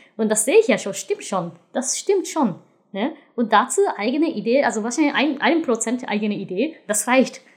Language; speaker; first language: German; non-native, fluent; Japanese